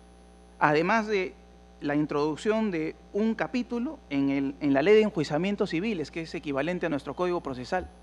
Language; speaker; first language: Spanish; native; Spanish